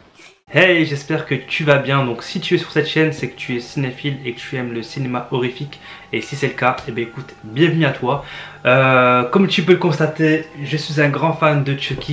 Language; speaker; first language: French; native; French